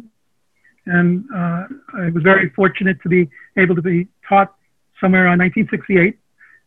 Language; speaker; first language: English; early bilingual, other home language; Armenian